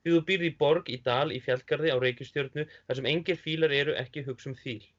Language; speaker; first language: Icelandic; native; Icelandic